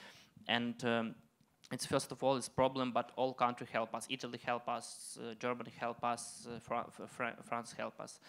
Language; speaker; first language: English; non-native, learner; Ukrainian